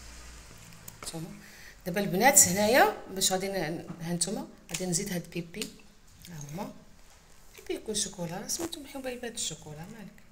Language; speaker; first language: Arabic; native; Arabic